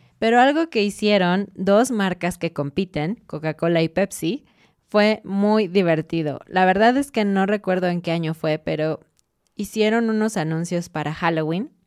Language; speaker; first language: Spanish; native; Spanish